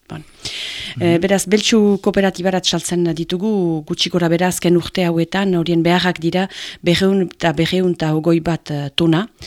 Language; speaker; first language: Basque; native; Basque